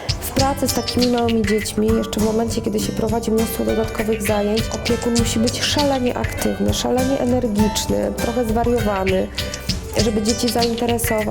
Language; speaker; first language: Polish; native; Polish